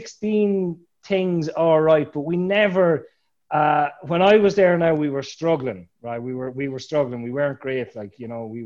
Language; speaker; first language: English; native; English